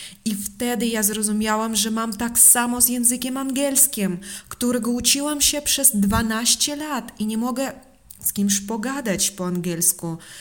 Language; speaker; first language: Polish; non-native, learner; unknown